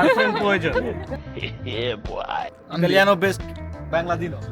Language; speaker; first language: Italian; non-native, learner; Bangla